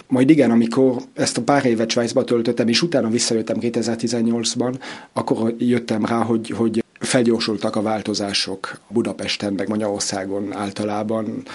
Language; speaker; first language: Hungarian; early bilingual, heritage; Hungarian